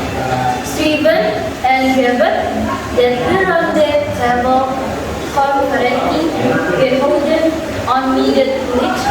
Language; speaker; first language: Dutch; non-native, learner; Indonesian